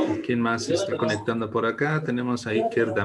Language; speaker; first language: Spanish; native; Spanish